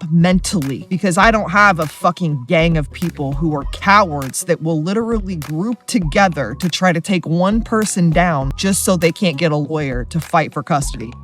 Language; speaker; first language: English; native; English